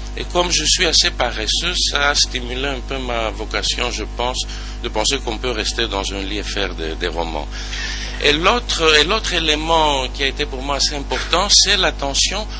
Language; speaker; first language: French; non-native, fluent; Greek